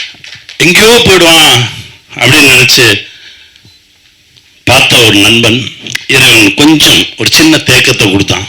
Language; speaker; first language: Tamil; native; Tamil